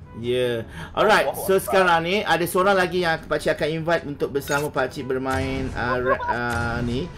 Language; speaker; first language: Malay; native; Malay